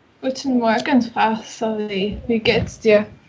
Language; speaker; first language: German; non-native, learner; English